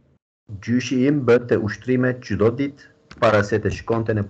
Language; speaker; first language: Albanian; non-native, learner; Turkish